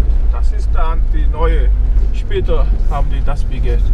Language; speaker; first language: German; non-native, fluent; Mongolian